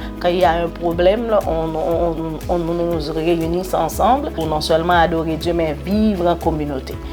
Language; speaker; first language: French; non-native, local second language; Haitian Creole